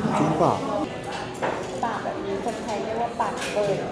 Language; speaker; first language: Thai; native; Thai